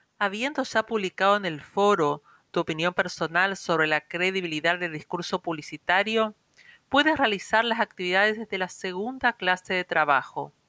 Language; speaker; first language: Spanish; native; Spanish